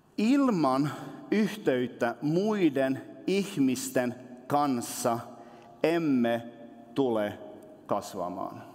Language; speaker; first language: Finnish; non-native, local second language; Swedish